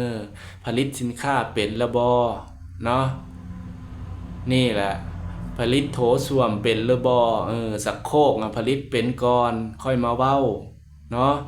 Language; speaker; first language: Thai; non-native, local second language; Lao